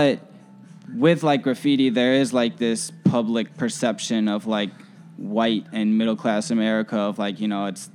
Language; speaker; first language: English; native; English